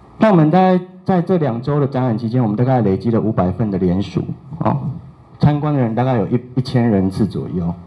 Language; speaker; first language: Chinese; native; Chinese